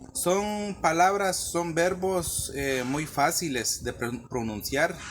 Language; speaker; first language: Spanish; non-native, local second language; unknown